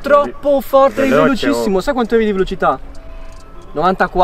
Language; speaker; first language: Italian; native; Italian